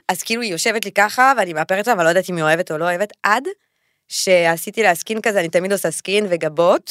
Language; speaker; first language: Hebrew; non-native, fluent; French